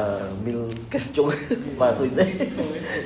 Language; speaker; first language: French; non-native, learner; Vietnamese